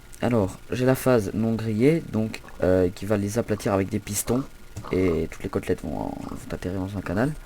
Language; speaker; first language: French; native; French